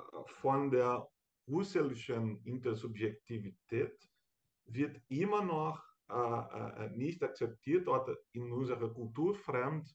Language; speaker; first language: German; non-native, fluent; Portuguese